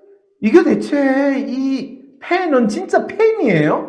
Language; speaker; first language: Korean; native; Korean